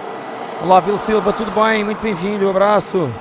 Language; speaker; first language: Portuguese; native; Portuguese